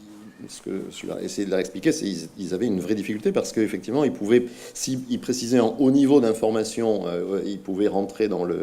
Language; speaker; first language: French; native; French